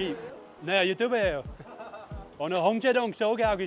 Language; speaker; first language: Korean; non-native, learner; Dutch